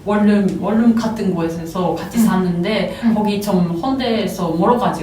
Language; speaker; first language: Korean; non-native, fluent; Japanese